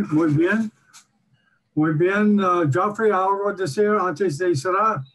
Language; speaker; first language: Spanish; non-native, learner; English